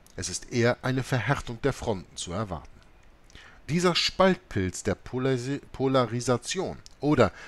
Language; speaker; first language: German; native; German